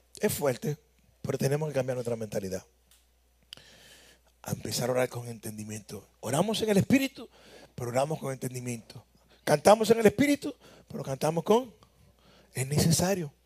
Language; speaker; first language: Spanish; native; Spanish